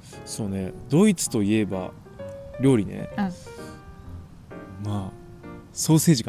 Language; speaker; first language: Japanese; native; Japanese